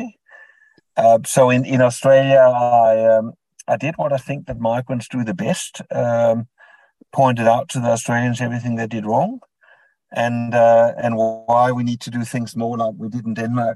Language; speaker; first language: English; non-native, fluent; Danish